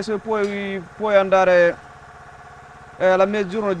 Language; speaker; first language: Italian; non-native, learner; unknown